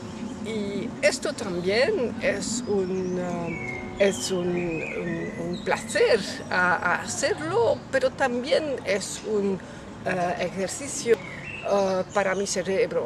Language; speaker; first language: Spanish; non-native, learner; French